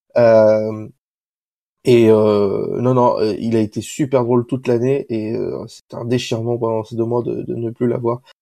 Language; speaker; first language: French; native; French